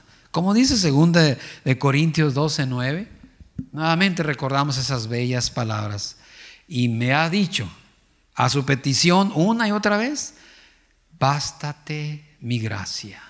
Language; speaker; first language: Spanish; native; Spanish